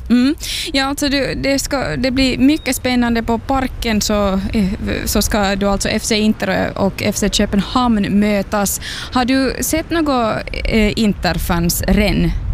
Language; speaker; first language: Swedish; native; Swedish